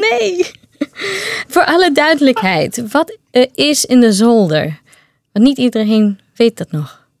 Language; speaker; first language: Dutch; non-native, fluent; Portuguese